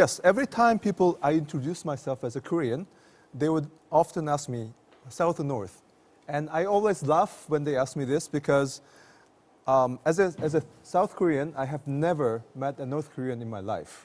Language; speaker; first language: English; non-native, fluent; Korean